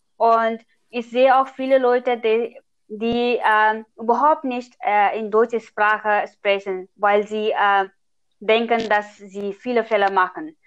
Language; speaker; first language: German; non-native, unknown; Nepali